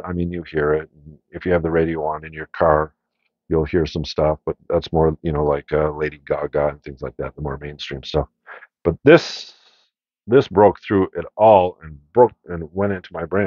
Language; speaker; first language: English; native; English